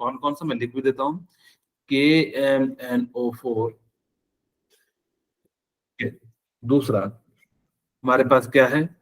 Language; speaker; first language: Hindi; native; Hindi